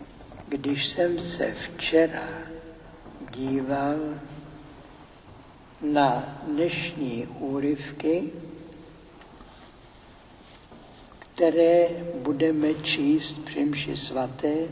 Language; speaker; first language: Czech; native; Czech